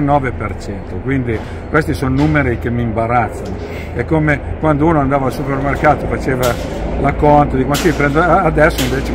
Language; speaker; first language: Italian; native; Italian